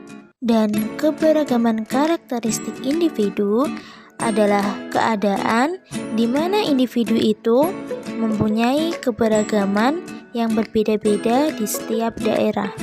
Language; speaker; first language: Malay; non-native, local second language; Javanese